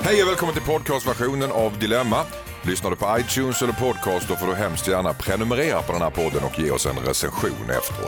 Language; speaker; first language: Swedish; native; Swedish